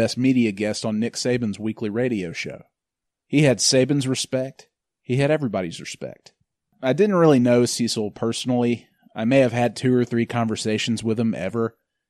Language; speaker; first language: English; native; English